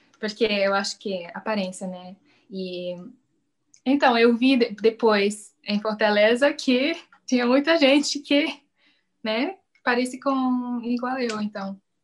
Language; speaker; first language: Portuguese; non-native, fluent; English